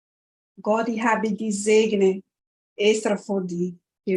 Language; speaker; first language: German; non-native, learner; Portuguese